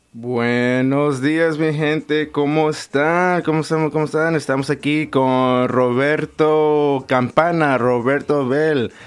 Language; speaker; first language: Spanish; native; Spanish